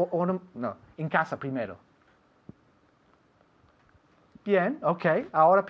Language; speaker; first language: Spanish; non-native, fluent; English